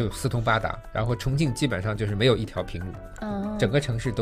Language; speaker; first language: Chinese; native; Chinese